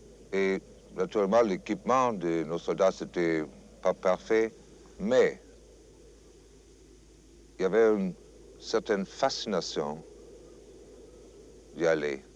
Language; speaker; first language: French; non-native, fluent; German